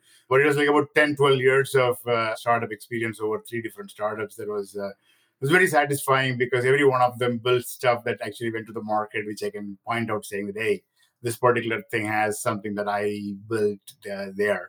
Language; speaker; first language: English; non-native, local second language; Tamil